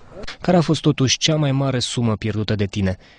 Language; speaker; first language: Romanian; native; Romanian